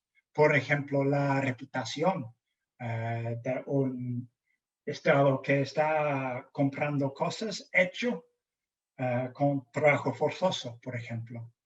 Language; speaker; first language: Spanish; non-native, fluent; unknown